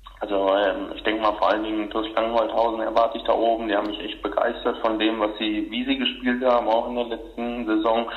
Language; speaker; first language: German; native; German